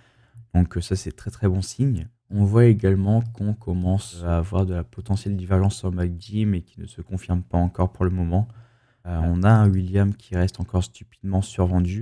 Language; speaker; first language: French; native; French